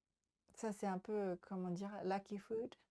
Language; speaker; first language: French; non-native, learner; Japanese